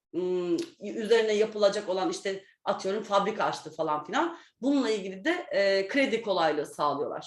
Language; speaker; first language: Turkish; native; Turkish